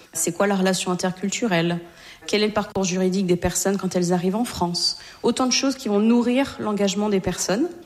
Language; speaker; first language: French; native; French